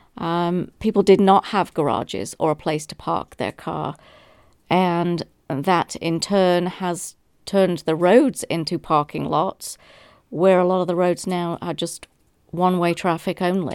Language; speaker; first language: English; native; English